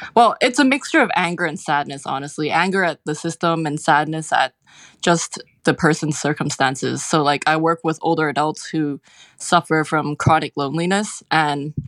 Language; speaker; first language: English; non-native, local second language; Cantonese